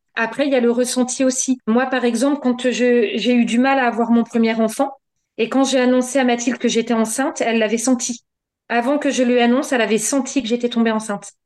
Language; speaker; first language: French; native; French